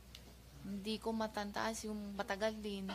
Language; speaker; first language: Filipino; non-native, learner; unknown